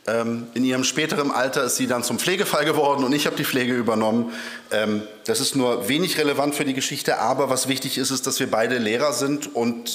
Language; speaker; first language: German; early bilingual, other home language; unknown